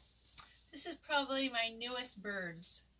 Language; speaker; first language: English; native; English